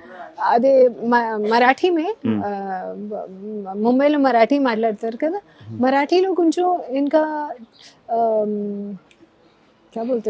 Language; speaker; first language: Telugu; non-native, learner; Hindi